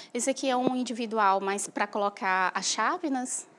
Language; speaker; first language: Portuguese; native; Portuguese